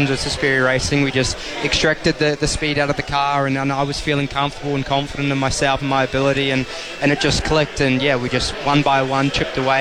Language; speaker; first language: English; native; English